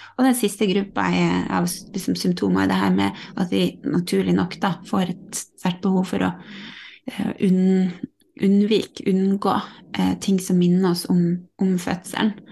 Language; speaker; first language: Norwegian; native; Norwegian